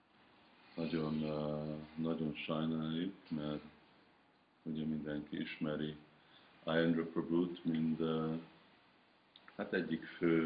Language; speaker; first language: Hungarian; early bilingual, heritage; Hungarian